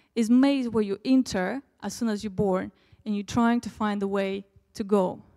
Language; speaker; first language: English; early bilingual, other home language; Russian